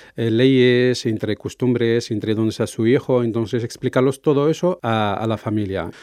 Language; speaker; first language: Spanish; non-native, fluent; Arabic